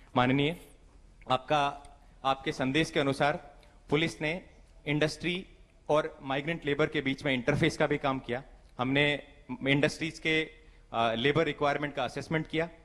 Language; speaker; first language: Hindi; native; Hindi